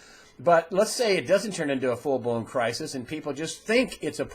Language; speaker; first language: English; native; English